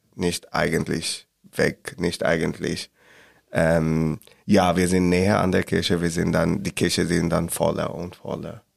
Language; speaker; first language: German; non-native, learner; Arabic